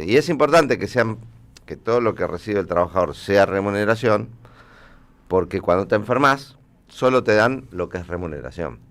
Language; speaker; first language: Spanish; native; Spanish